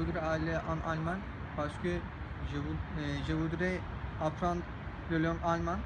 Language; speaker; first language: French; non-native, learner; Turkish